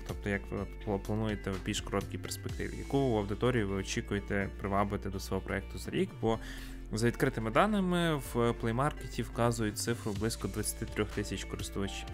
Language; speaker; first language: Ukrainian; native; Ukrainian